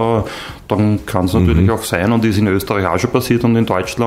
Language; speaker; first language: German; native; German